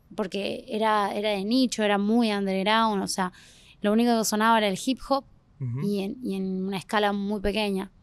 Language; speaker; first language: Spanish; native; Spanish